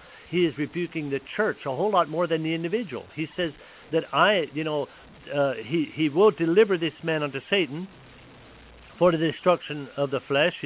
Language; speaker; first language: English; early bilingual, other home language; Pennsylvania German